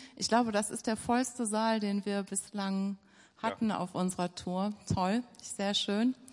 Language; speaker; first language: German; native; German